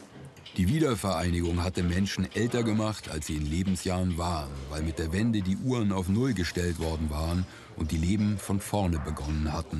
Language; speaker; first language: German; native; German